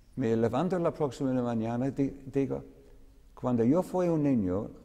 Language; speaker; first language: Spanish; non-native, learner; English